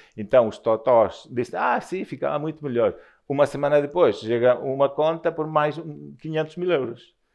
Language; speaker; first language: Portuguese; non-native, fluent; Spanish